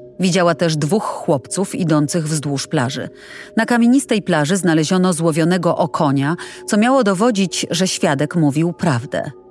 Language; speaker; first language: Polish; native; Polish